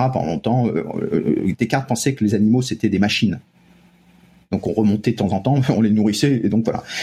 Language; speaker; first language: French; native; French